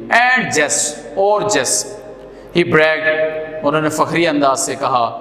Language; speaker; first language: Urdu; non-native, local second language; Punjabi